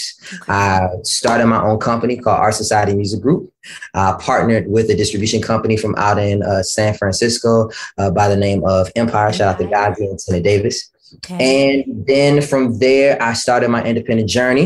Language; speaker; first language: English; native; English